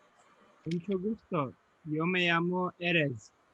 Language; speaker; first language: Spanish; non-native, learner; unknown